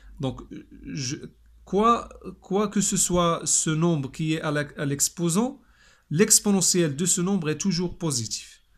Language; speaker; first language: French; non-native, local second language; Arabic